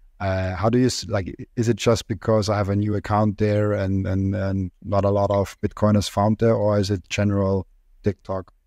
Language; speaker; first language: English; non-native, fluent; German